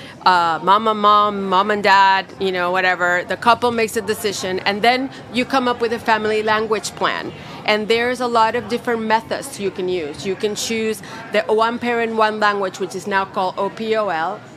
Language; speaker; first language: English; non-native, local second language; Spanish